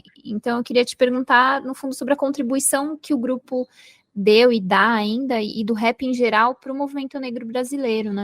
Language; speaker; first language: Portuguese; native; Portuguese